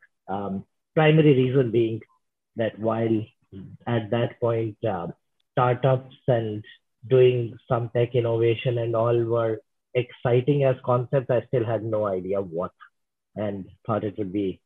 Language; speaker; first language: English; non-native, local second language; Hindi